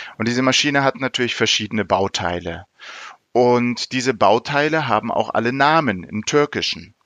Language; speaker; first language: German; early bilingual, other home language; Turkish